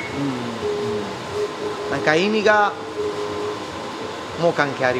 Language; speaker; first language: Japanese; non-native, learner; Spanish